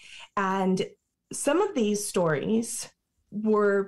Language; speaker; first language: English; native; English